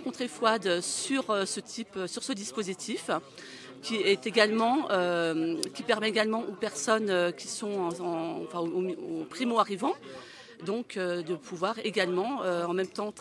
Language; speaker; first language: French; native; French